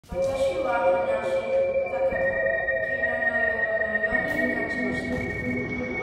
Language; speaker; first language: Japanese; non-native, learner; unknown